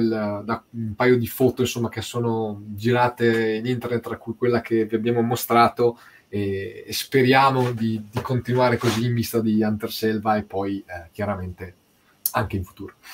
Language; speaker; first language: Italian; native; Italian